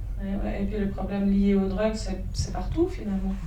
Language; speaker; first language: French; native; French